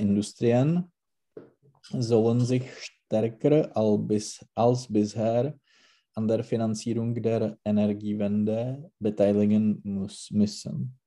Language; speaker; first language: German; non-native, learner; Czech